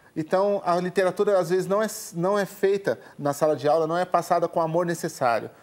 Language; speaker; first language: Portuguese; native; Portuguese